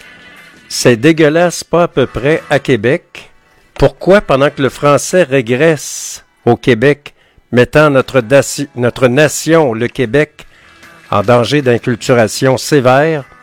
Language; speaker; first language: French; native; French